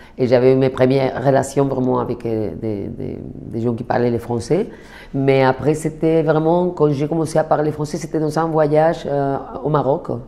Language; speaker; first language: French; non-native, fluent; Spanish